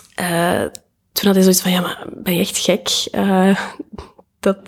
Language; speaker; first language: Dutch; native; Dutch